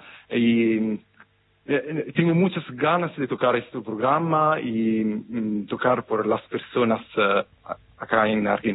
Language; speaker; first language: Spanish; non-native, fluent; Italian